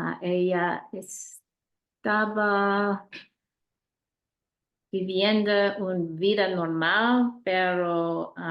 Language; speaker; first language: Spanish; non-native, learner; English